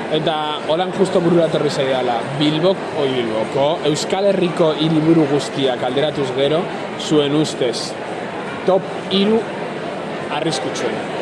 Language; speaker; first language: Basque; non-native, local second language; Spanish